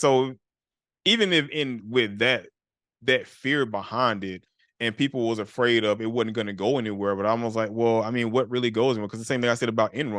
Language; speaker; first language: English; native; English